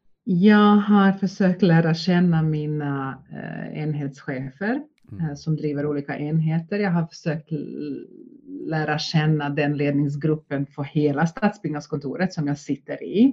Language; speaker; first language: Swedish; native; Swedish